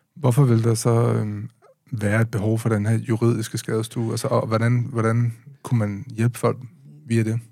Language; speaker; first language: Danish; native; Danish